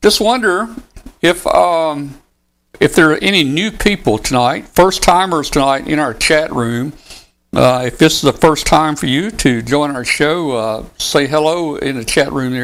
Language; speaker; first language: English; native; English